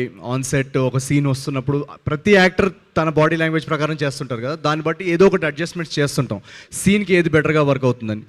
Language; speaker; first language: Telugu; native; Telugu